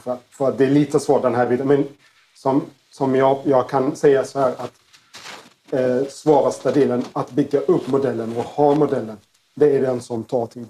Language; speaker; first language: Swedish; non-native, learner; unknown